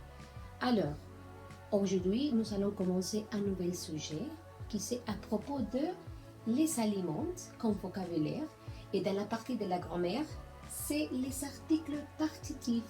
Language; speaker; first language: French; non-native, learner; Spanish